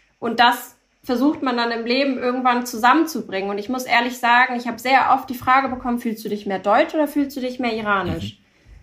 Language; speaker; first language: German; early bilingual, other home language; Turkish